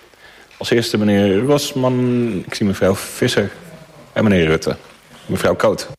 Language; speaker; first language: Dutch; native; Dutch